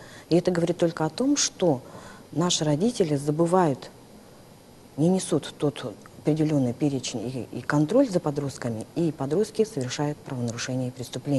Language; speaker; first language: Russian; native; Russian